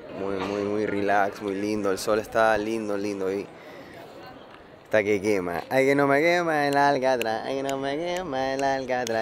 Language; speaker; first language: Spanish; early bilingual, heritage; Spanish